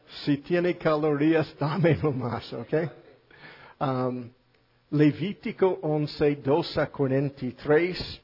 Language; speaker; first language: Spanish; non-native, fluent; English